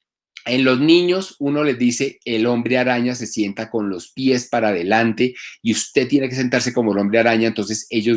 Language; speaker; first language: Spanish; native; Spanish